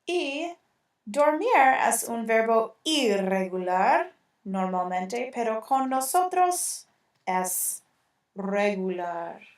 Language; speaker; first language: Spanish; non-native, fluent; English